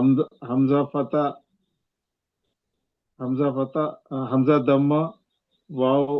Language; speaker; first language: Arabic; non-native, learner; Telugu